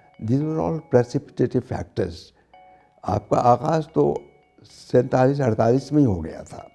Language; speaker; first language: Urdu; non-native, local second language; Punjabi